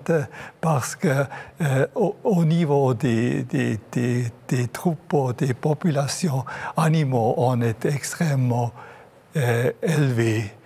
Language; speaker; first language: French; non-native, local second language; German